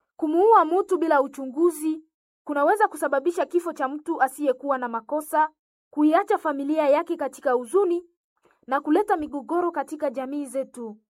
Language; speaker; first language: Swahili; non-native, local second language; Nande